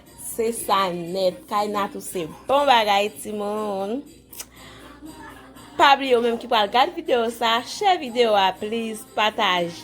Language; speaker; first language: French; non-native, learner; Haitian Creole